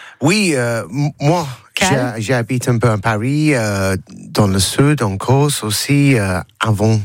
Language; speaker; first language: French; non-native, learner; English